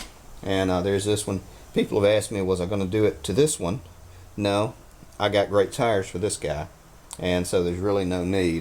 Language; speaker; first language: English; native; English